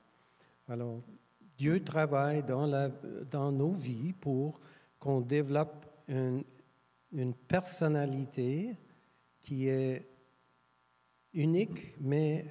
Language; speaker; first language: French; non-native, fluent; English